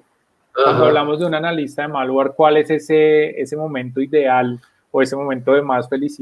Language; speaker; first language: Spanish; native; Spanish